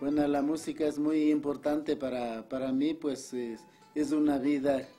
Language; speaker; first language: Spanish; non-native, local second language; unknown